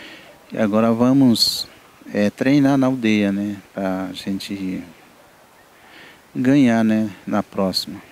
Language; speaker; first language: Portuguese; non-native, local second language; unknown